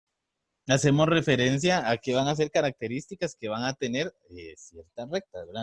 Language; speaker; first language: Spanish; native; Spanish